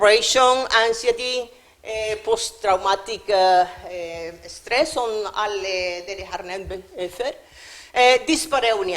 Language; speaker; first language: Norwegian; non-native, learner; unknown